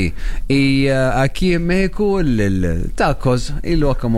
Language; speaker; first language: Spanish; non-native, learner; Arabic